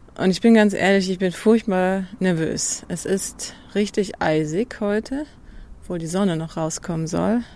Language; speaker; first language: German; native; German